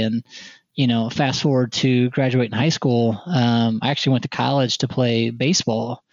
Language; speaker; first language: English; native; English